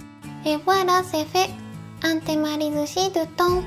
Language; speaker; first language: French; non-native, fluent; Japanese